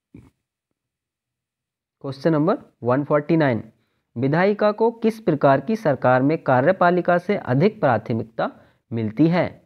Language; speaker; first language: Hindi; native; Hindi